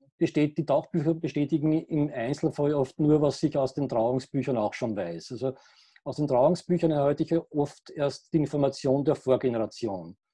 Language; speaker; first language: German; native; German